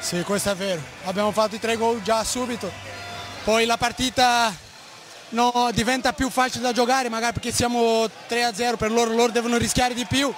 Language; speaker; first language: Italian; non-native, fluent; Portuguese